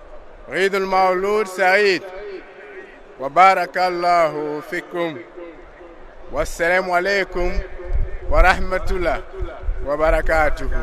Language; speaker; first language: Arabic; non-native, learner; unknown